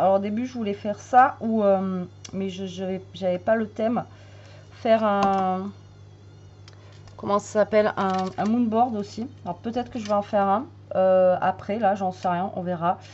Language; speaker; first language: French; native; French